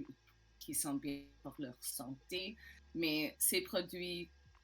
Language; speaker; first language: French; non-native, learner; English